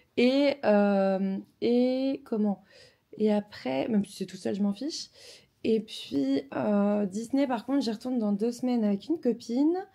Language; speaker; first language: French; native; French